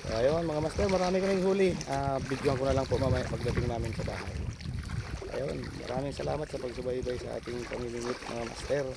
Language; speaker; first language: Filipino; non-native, local second language; Bikol